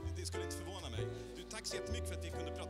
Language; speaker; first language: Swedish; native; Swedish